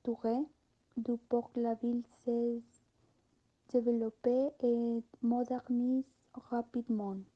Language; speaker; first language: French; non-native, learner; Spanish